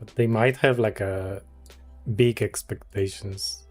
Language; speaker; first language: English; non-native, fluent; Polish